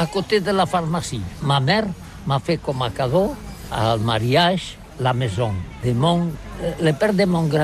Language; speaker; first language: French; non-native, learner; Catalan